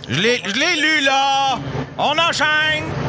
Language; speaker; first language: French; native; French